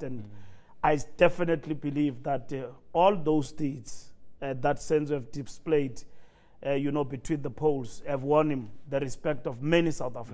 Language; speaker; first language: English; non-native, local second language; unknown